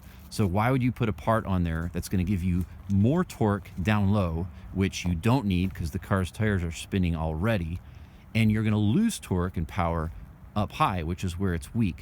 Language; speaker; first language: English; native; English